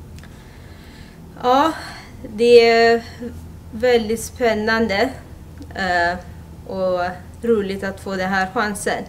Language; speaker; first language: Swedish; non-native, fluent; Amharic